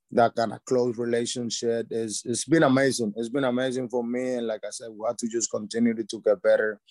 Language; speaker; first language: English; non-native, learner; Spanish